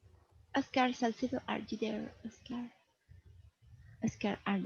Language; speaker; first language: English; non-native, fluent; Spanish